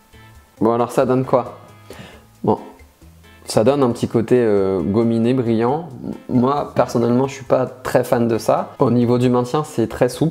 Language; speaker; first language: French; native; French